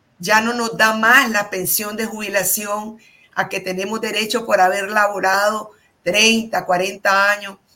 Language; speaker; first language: Spanish; native; Spanish